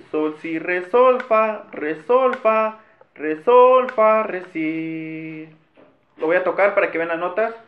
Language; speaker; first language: Spanish; native; Spanish